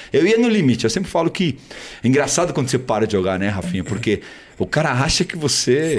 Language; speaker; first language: Portuguese; early bilingual, other home language; Spanish